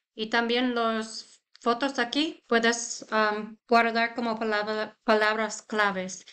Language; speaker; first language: Spanish; non-native, learner; English